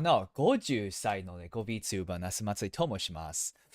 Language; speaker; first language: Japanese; non-native, fluent; English